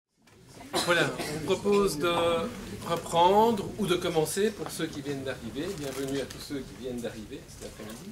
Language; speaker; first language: French; native; French